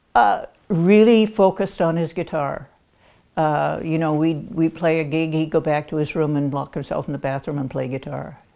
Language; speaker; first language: English; native; English